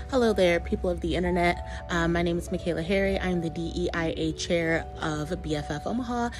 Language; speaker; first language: English; native; English